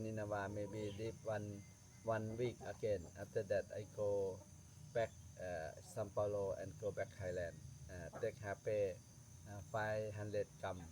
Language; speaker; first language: English; non-native, learner; Thai